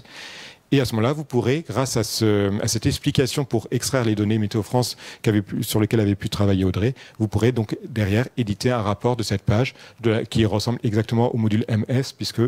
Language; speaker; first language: French; native; French